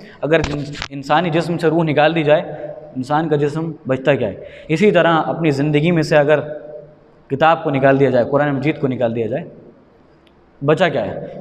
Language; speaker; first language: Urdu; native; Urdu